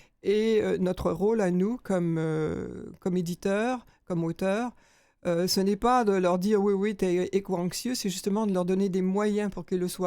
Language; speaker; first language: French; native; French